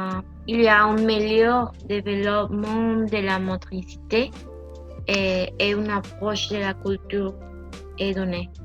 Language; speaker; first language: French; non-native, learner; Spanish